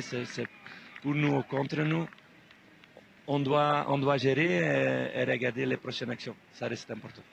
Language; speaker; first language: French; non-native, fluent; Dutch